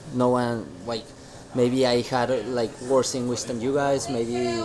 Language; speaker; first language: English; non-native, fluent; Spanish